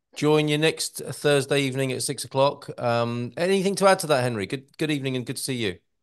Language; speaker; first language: English; native; English